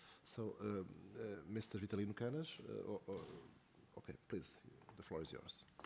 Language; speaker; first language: English; non-native, fluent; Portuguese